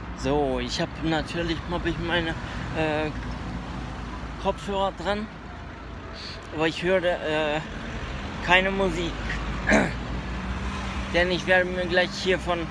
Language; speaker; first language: German; early bilingual, other home language; Turkish